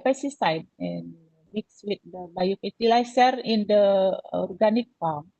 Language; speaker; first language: English; non-native, learner; Indonesian